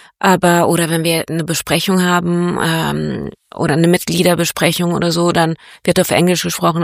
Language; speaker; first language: German; non-native, fluent; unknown